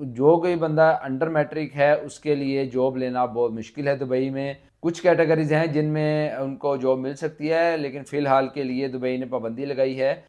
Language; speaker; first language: Urdu; non-native, local second language; Punjabi